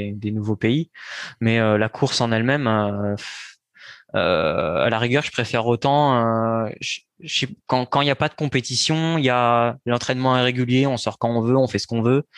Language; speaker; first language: French; native; French